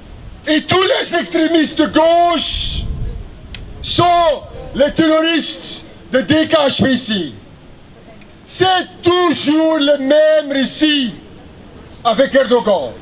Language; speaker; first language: French; non-native, local second language; Dutch